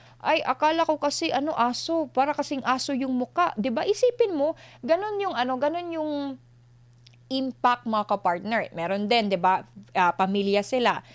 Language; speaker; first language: Filipino; non-native, local second language; Cebuano